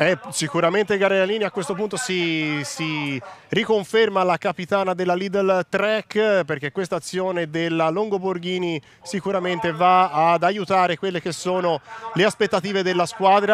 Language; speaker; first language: Italian; native; Italian